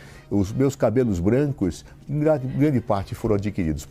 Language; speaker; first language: Portuguese; native; Portuguese